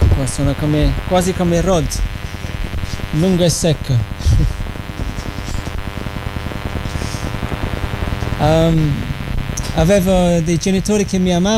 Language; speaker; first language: Italian; non-native, fluent; English